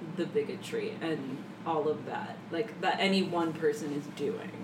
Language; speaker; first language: English; native; English